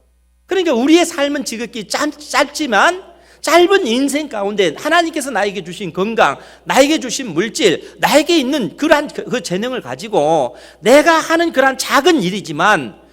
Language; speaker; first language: Korean; native; Korean